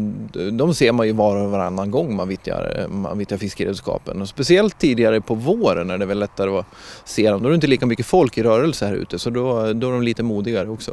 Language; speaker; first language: Swedish; native; Swedish